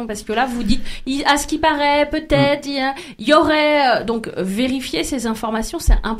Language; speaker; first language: French; native; French